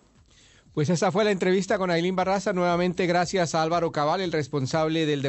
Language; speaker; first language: Spanish; native; Spanish